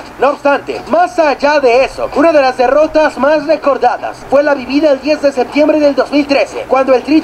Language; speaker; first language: Spanish; native; Spanish